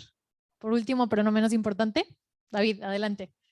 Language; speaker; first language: Spanish; native; Spanish